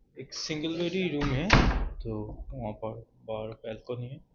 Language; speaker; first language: Hindi; non-native, local second language; Bangla